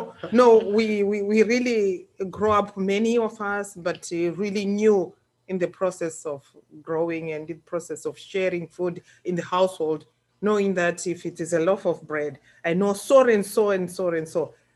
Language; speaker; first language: English; non-native, local second language; Shona